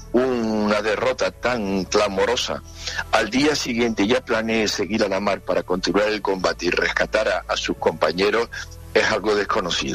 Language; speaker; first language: Spanish; native; Spanish